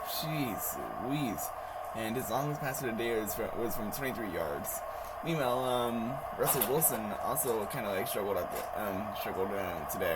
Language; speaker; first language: English; native; English